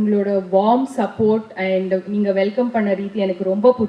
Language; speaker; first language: Tamil; non-native, learner; Kannada